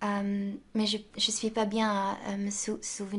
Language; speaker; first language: French; non-native, local second language; Dutch